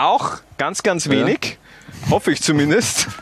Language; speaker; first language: German; native; German